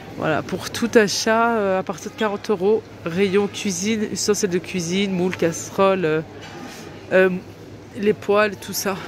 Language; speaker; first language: French; early bilingual, other home language; Arabic